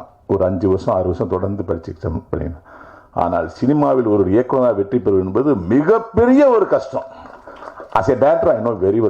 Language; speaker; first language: Tamil; native; Tamil